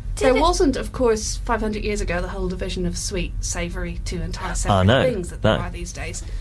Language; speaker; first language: English; native; English